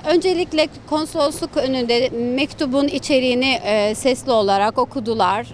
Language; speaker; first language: Turkish; native; Turkish